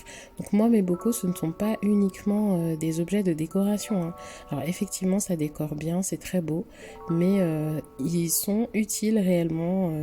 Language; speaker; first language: French; native; French